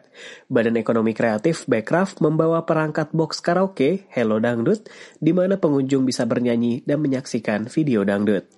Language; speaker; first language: Indonesian; native; Indonesian